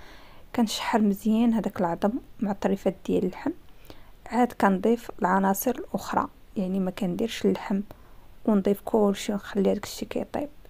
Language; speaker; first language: Arabic; native; Arabic